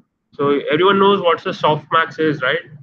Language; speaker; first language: English; non-native, local second language; Hindi